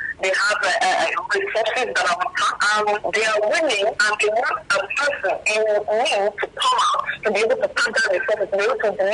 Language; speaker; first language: English; non-native, local second language; Ibibio